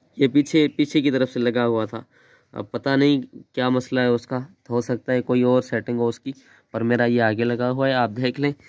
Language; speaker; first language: Urdu; non-native, local second language; Sindhi